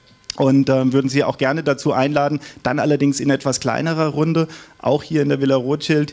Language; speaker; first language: German; native; German